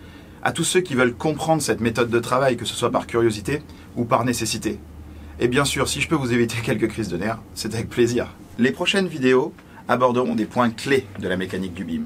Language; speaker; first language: French; native; French